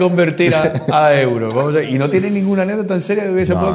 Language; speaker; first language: Spanish; native; Spanish